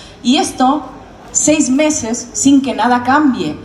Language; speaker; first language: Spanish; non-native, fluent; Russian